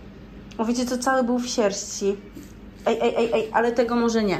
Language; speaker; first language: Polish; native; Polish